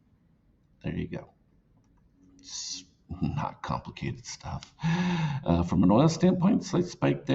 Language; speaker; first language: English; native; English